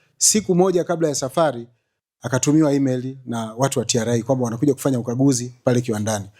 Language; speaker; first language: Swahili; native; Swahili